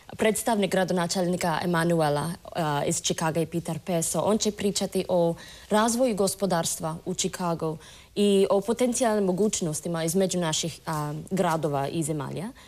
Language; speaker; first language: Croatian; non-native, fluent; English